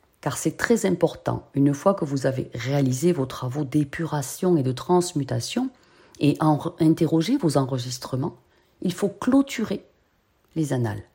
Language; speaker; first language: French; native; French